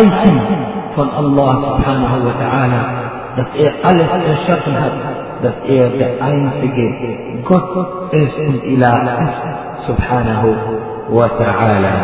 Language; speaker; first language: German; non-native, fluent; Arabic